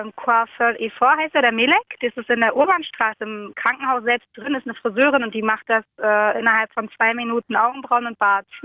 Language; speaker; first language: German; early bilingual, other home language; Turkish